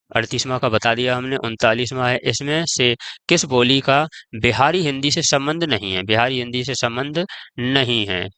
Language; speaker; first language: Hindi; native; Hindi